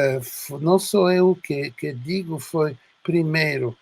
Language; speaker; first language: Portuguese; non-native, fluent; French